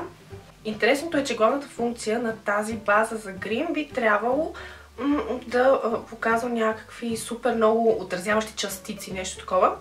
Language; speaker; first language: Bulgarian; native; Bulgarian